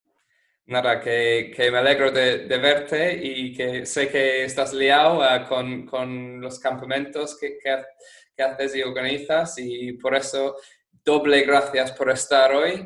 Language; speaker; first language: Spanish; non-native, fluent; English